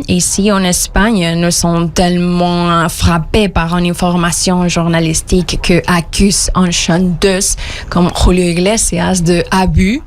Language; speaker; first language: French; non-native, fluent; Spanish